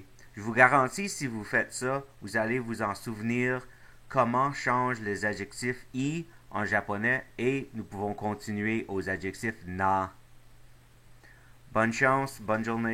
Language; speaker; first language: French; non-native, fluent; English